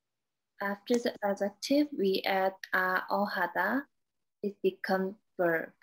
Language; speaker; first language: English; non-native, learner; Korean